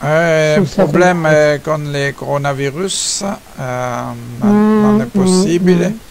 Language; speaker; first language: Italian; non-native, learner; French